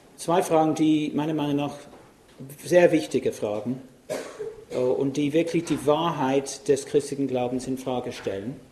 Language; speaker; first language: German; non-native, fluent; English